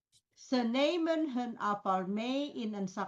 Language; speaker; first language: Dutch; non-native, fluent; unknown